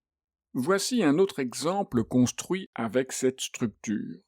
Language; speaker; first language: French; native; French